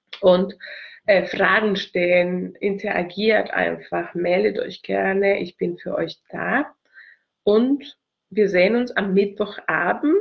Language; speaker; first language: German; non-native, fluent; Spanish